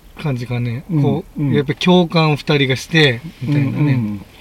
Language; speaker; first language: Japanese; native; Japanese